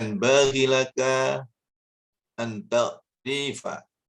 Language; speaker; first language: Arabic; non-native, learner; Indonesian